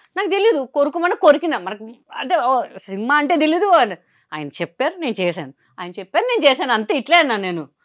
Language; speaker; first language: Telugu; non-native, local second language; Hindi